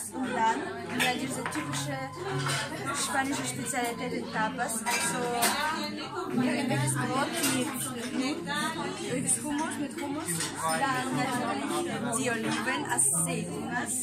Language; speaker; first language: German; non-native, fluent; Russian